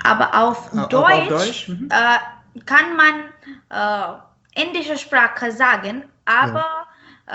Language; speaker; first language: German; non-native, fluent; Marathi